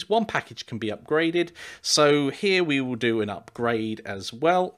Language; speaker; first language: English; native; English